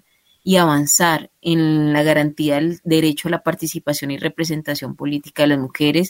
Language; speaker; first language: Spanish; native; Spanish